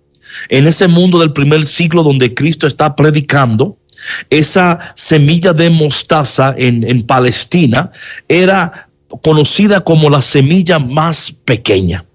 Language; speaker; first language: Spanish; native; Spanish